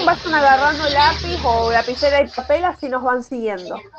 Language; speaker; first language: Spanish; native; Spanish